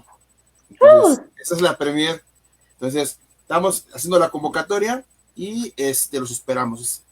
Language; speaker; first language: Spanish; native; Spanish